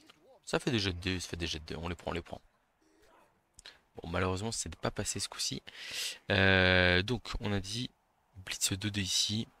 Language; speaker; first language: French; native; French